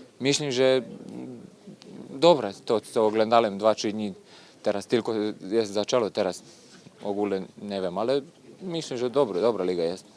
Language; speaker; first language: Polish; non-native, learner; Serbian